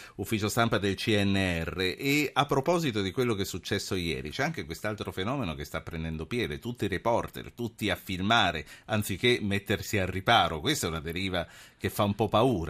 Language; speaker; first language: Italian; native; Italian